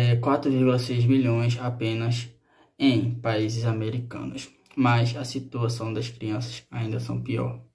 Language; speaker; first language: Portuguese; non-native, fluent; Spanish